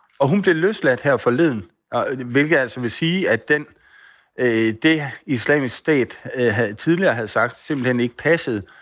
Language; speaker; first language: Danish; native; Danish